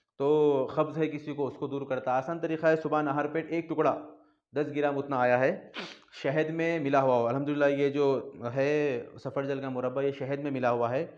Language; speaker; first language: Urdu; native; Urdu